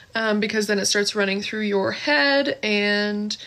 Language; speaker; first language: English; native; English